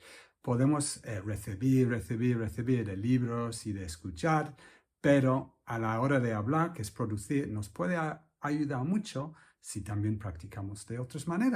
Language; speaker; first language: Spanish; non-native, fluent; English